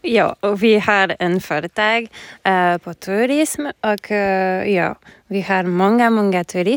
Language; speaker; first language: Swedish; non-native, learner; French